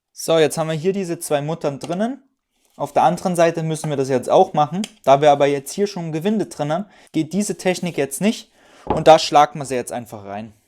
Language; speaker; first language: German; native; German